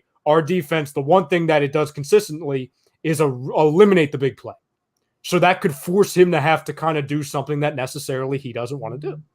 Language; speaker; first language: English; native; English